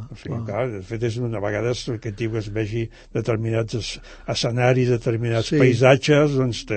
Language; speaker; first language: Catalan; native; Catalan